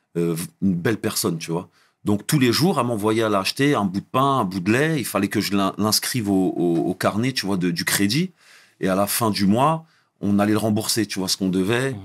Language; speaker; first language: French; early bilingual, other home language; Arabic